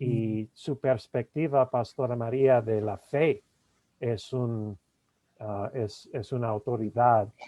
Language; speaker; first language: Spanish; non-native, fluent; English